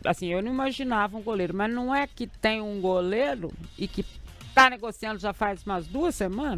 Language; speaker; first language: Portuguese; native; Portuguese